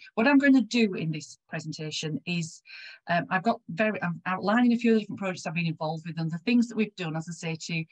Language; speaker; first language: English; native; English